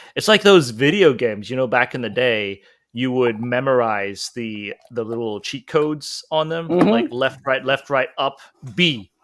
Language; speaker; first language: English; non-native, local second language; Cantonese